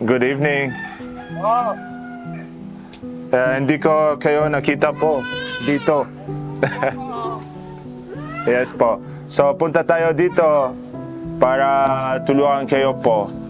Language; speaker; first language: Filipino; non-native, learner; Arabic